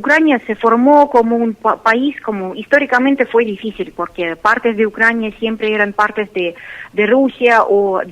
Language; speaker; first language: Spanish; non-native, fluent; Russian